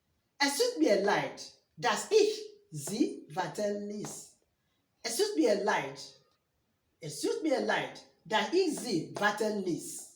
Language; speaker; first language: German; non-native, learner; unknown